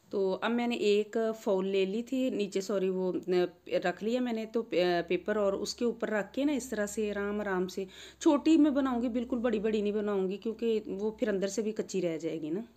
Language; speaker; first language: Urdu; non-native, local second language; Punjabi